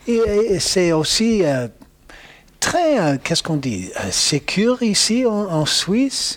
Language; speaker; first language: French; non-native, learner; English